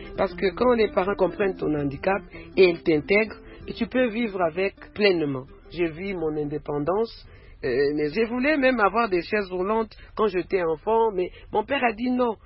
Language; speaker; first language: French; non-native, local second language; Swahili